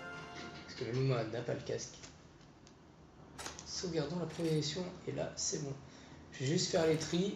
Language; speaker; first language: French; native; French